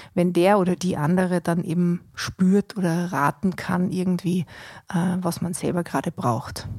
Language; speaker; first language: German; native; German